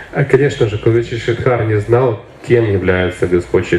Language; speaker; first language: Russian; native; Russian